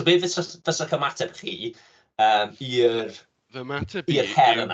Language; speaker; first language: Welsh; native; Welsh